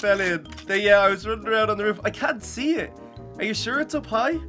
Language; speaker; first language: English; native; English